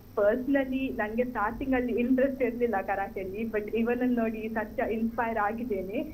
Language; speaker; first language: Kannada; native; Kannada